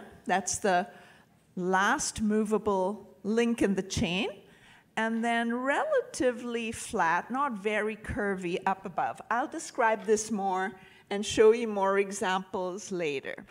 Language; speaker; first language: English; native; English